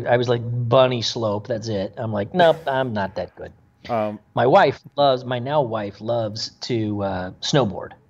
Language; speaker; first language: English; native; English